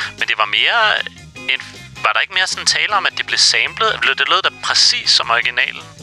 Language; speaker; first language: Danish; native; Danish